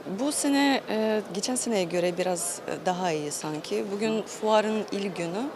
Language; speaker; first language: Turkish; non-native, fluent; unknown